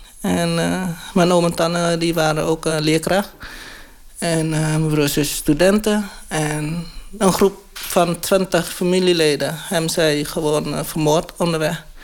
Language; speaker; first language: Dutch; non-native, learner; Khmer